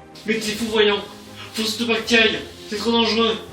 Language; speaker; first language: French; native; French